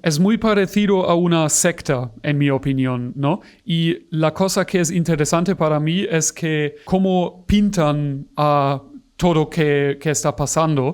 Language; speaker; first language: Spanish; non-native, fluent; German